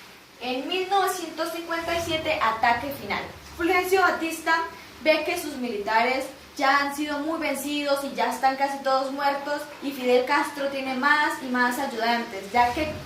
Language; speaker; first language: Spanish; native; Spanish